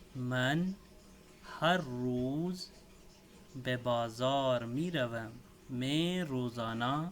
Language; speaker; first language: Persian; non-native, fluent; Urdu